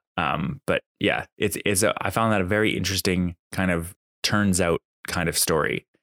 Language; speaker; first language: English; native; English